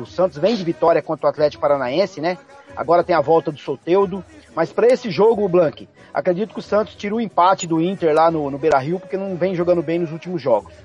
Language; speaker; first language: Portuguese; native; Portuguese